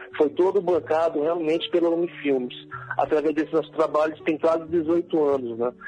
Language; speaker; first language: Portuguese; native; Portuguese